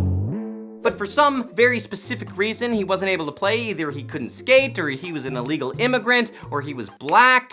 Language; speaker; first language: English; native; English